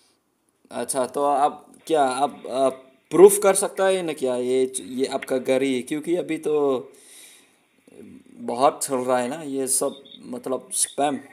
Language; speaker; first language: Hindi; non-native, local second language; Khasi